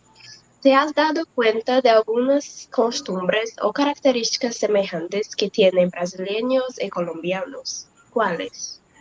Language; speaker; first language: Spanish; non-native, learner; Portuguese